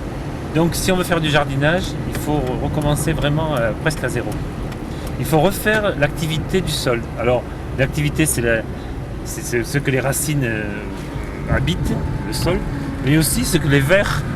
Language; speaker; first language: French; native; French